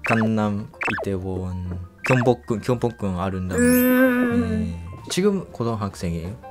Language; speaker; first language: Korean; non-native, learner; Japanese